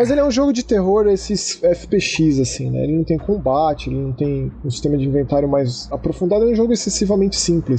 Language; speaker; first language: Portuguese; native; Portuguese